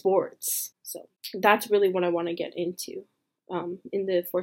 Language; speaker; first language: English; native; English